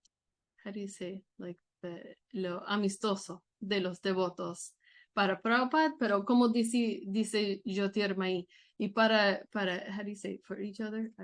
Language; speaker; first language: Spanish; non-native, learner; English